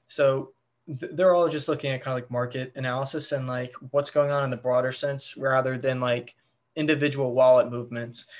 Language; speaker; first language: English; native; English